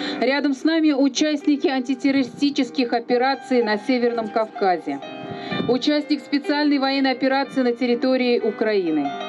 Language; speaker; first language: Russian; native; Russian